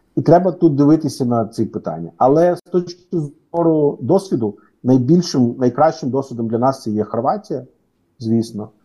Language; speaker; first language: Ukrainian; non-native, local second language; Russian